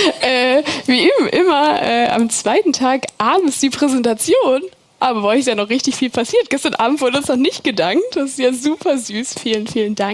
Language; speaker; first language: German; native; German